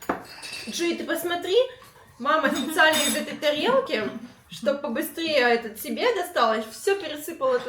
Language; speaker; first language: Russian; native; Russian